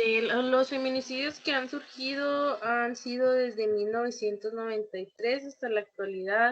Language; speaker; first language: Spanish; native; Spanish